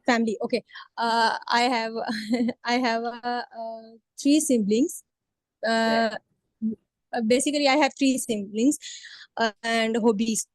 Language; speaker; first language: English; non-native, learner; Urdu